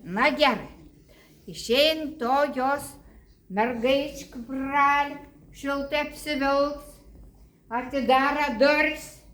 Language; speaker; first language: Lithuanian; native; Lithuanian